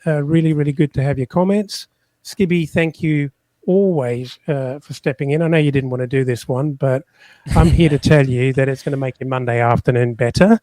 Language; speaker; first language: English; native; English